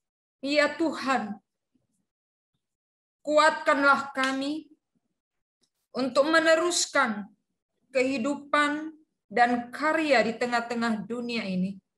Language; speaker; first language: Indonesian; native; Indonesian